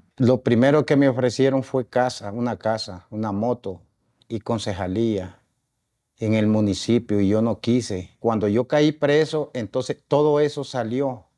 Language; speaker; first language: Spanish; native; Spanish